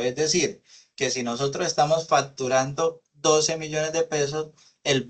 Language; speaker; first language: Spanish; native; Spanish